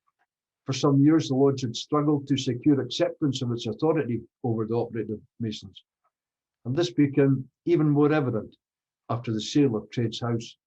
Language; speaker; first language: English; native; English